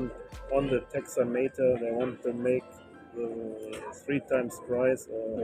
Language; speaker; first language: English; non-native, learner; German